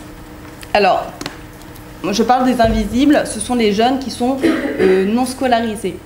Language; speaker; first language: French; native; French